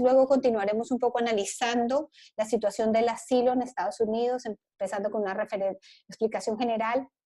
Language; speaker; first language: Spanish; native; Spanish